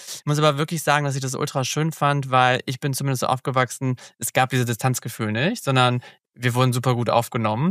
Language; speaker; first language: German; early bilingual, other home language; Polish